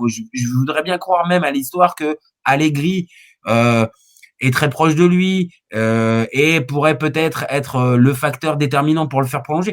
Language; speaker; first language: French; native; French